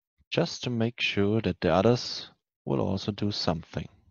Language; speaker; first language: English; non-native, fluent; German